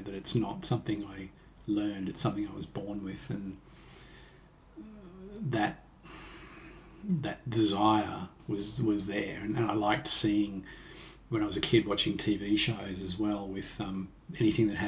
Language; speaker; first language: English; native; English